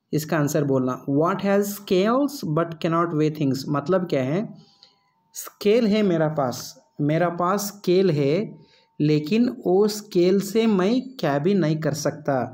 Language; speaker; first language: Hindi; non-native, local second language; Kannada